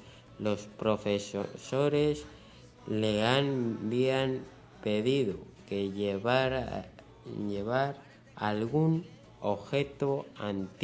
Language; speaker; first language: Spanish; native; Spanish